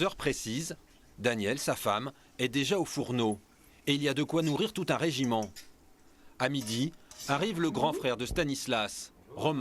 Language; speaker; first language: French; native; French